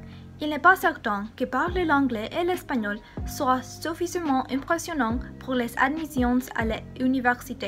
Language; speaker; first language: French; non-native, learner; English